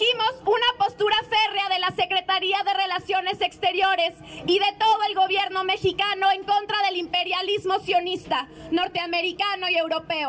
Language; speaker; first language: Spanish; native; Spanish